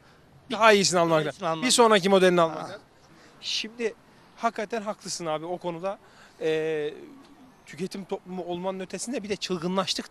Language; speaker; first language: Turkish; native; Turkish